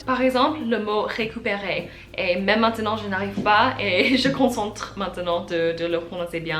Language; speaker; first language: French; non-native, learner; English